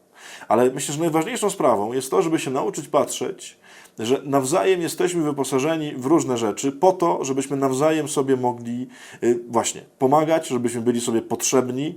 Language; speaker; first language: Polish; native; Polish